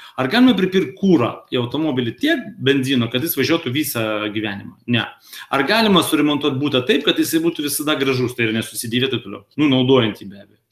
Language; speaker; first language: Lithuanian; non-native, local second language; Russian